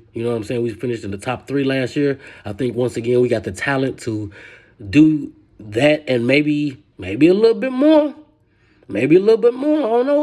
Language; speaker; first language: English; native; English